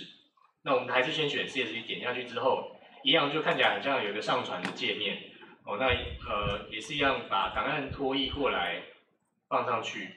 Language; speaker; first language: Chinese; native; Chinese